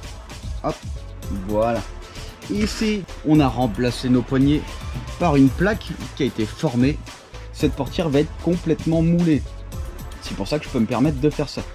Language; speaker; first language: French; native; French